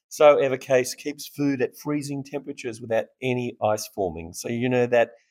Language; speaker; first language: English; native; English